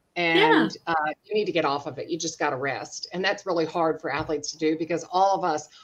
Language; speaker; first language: English; native; English